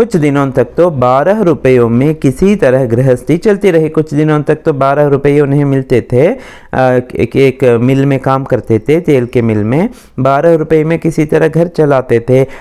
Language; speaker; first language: Hindi; non-native, local second language; Kannada